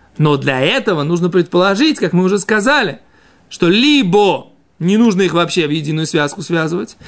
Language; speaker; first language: Russian; native; Russian